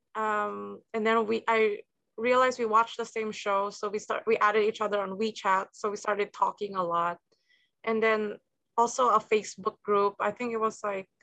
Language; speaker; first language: English; native; English